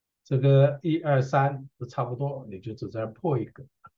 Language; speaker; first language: Chinese; native; Chinese